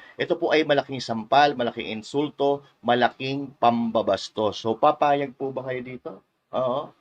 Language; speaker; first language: Filipino; native; Filipino